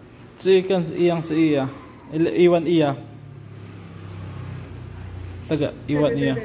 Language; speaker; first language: Chinese; non-native, learner; Filipino